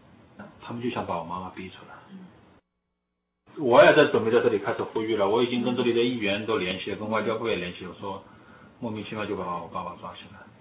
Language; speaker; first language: Chinese; native; Chinese